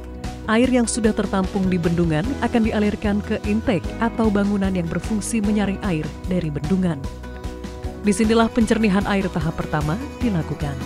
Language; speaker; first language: Indonesian; native; Indonesian